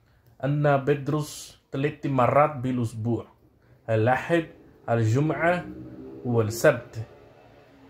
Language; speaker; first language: Arabic; non-native, learner; Portuguese